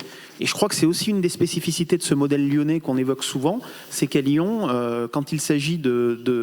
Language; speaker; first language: French; native; French